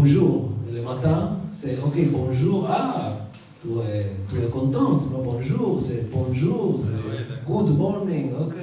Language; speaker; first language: French; non-native, learner; Hebrew